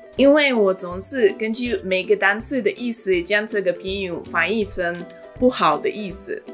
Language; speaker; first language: Chinese; non-native, fluent; Russian